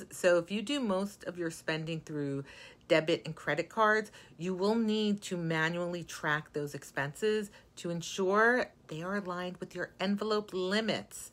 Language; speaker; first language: English; native; English